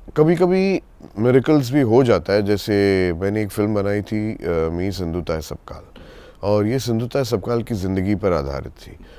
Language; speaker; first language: Hindi; non-native, local second language; Tamil